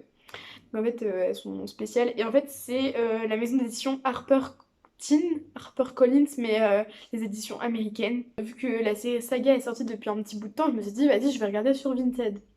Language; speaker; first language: French; native; French